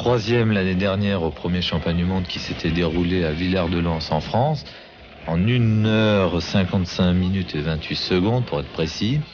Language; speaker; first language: French; native; French